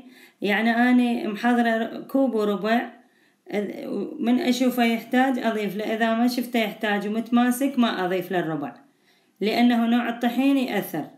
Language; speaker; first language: Arabic; native; Arabic